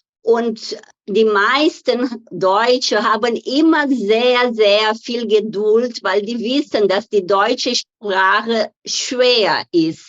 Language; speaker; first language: German; non-native, fluent; Portuguese